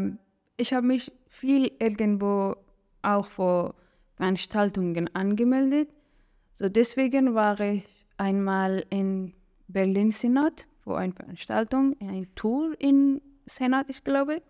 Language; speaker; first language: German; non-native, learner; Persian